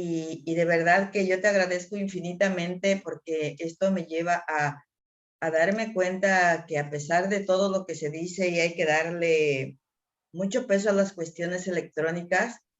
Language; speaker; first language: Spanish; native; Spanish